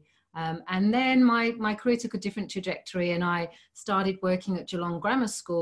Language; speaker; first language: English; native; English